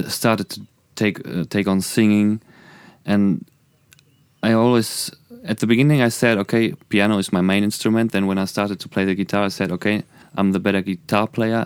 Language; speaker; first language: English; non-native, fluent; German